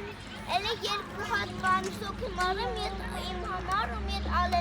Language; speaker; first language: Armenian; early bilingual, heritage; Armenian